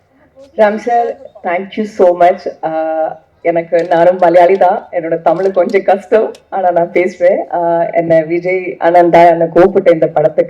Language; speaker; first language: Tamil; non-native, learner; Malayalam